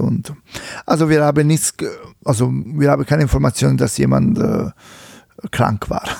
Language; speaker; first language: German; non-native, fluent; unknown